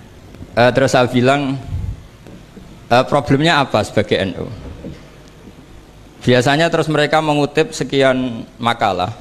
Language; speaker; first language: Indonesian; native; Indonesian